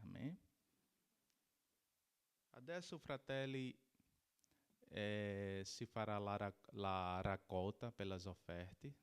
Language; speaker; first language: Italian; non-native, learner; Portuguese